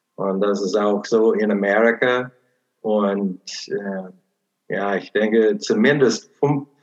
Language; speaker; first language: German; non-native, fluent; English